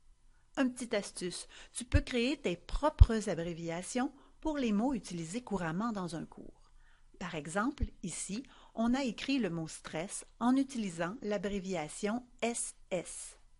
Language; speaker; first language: French; native; French